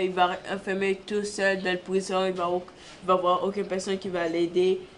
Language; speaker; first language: French; non-native, learner; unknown